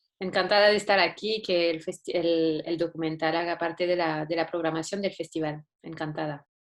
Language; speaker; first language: Spanish; non-native, fluent; French